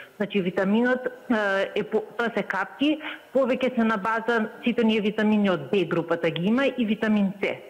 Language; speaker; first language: Macedonian; native; Macedonian